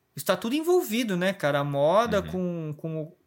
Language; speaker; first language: Portuguese; native; Portuguese